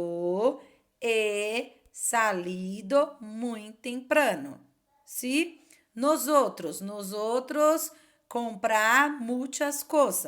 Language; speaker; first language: Spanish; non-native, learner; Portuguese